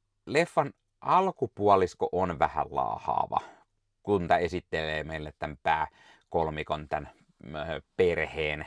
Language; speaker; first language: Finnish; native; Finnish